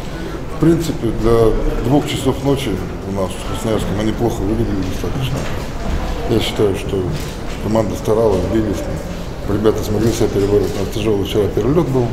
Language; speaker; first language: Russian; native; Russian